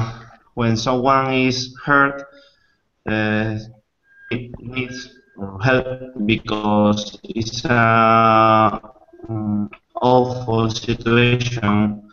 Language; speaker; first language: English; non-native, learner; Spanish